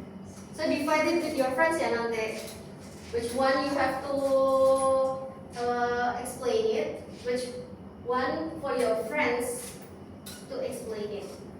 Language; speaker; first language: English; non-native, fluent; Indonesian